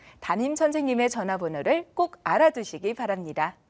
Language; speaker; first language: Korean; native; Korean